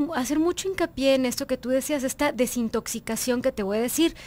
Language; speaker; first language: Spanish; native; Spanish